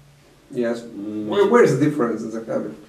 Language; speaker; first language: English; non-native, fluent; Latvian